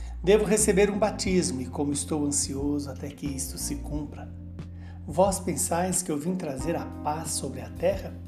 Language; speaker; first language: Portuguese; native; Portuguese